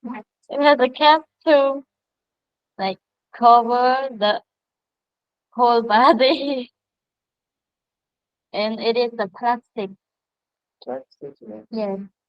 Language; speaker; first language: English; non-native, learner; Khmer